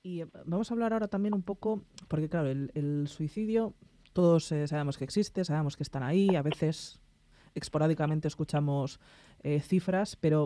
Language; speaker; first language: Spanish; native; Spanish